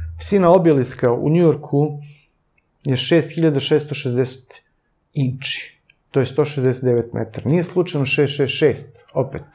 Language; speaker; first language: Serbian; native; Serbian